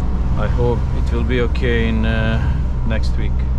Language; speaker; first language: English; non-native, learner; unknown